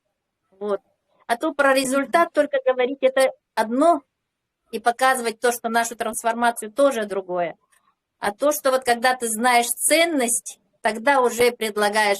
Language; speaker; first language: Russian; native; Russian